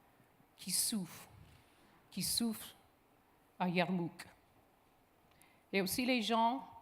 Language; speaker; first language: French; non-native, local second language; English